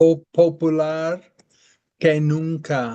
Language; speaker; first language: Spanish; non-native, fluent; English